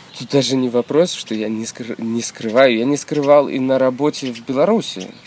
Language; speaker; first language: Russian; native; Russian